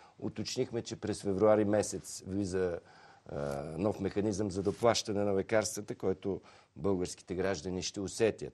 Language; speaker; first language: Bulgarian; native; Bulgarian